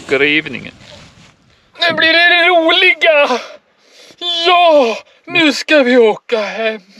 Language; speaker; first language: Swedish; native; Swedish